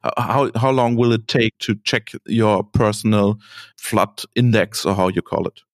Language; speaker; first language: English; non-native, fluent; German